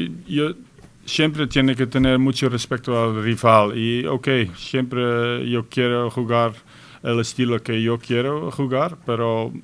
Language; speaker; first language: Spanish; non-native, fluent; Dutch